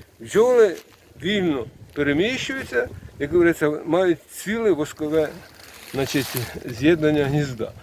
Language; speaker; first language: Ukrainian; native; Ukrainian